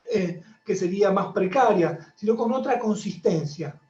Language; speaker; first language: Spanish; native; Spanish